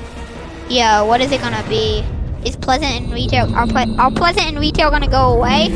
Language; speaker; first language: English; native; English